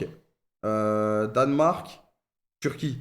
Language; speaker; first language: French; native; French